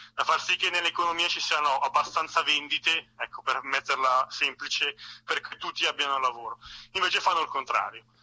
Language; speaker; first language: Italian; native; Italian